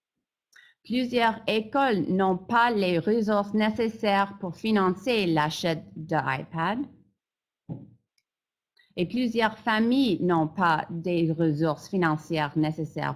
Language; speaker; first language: French; non-native, fluent; English